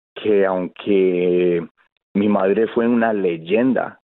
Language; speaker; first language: Spanish; early bilingual, heritage; Spanish